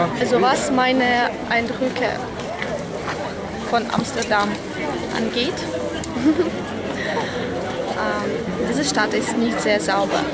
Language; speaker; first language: German; non-native, learner; Russian